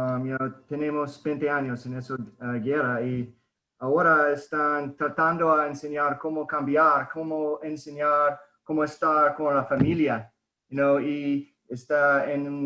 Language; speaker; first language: Spanish; early bilingual, heritage; Spanish